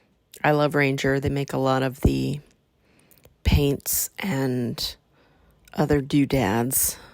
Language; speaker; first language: English; native; English